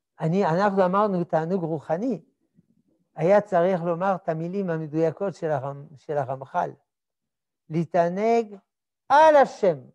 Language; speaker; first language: Hebrew; non-native, fluent; French